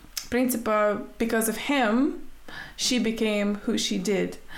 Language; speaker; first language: English; non-native, fluent; Latvian